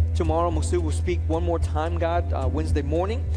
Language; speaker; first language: English; early bilingual, other home language; Vietnamese